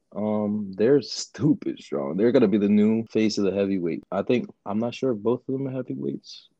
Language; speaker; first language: English; native; English